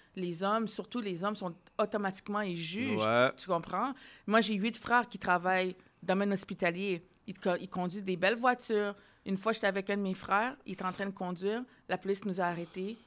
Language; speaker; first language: French; native; French